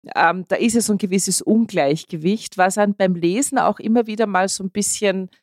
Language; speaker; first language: German; native; German